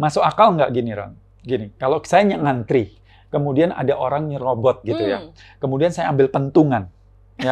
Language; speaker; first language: Indonesian; native; Indonesian